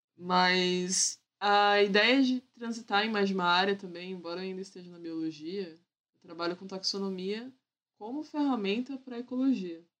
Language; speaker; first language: Portuguese; native; Portuguese